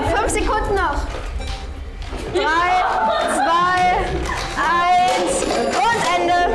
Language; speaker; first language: German; native; German